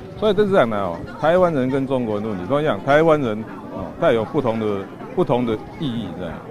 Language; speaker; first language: Chinese; native; Chinese